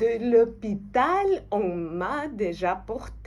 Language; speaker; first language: French; non-native, fluent; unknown